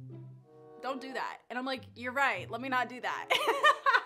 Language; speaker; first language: English; native; English